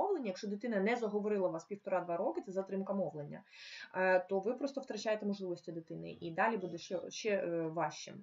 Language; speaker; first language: Ukrainian; non-native, local second language; Russian